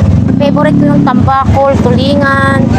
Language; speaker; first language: Filipino; native; Filipino